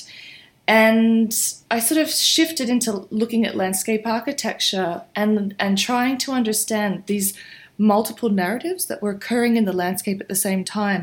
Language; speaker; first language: English; native; English